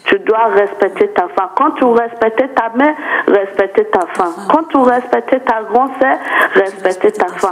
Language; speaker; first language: French; non-native, learner; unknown